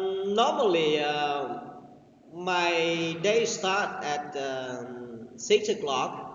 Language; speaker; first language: English; non-native, learner; Vietnamese